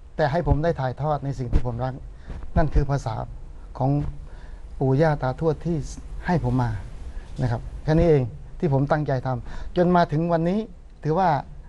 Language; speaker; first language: Thai; non-native, local second language; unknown